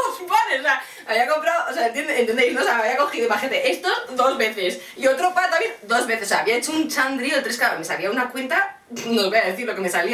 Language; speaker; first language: Spanish; native; Spanish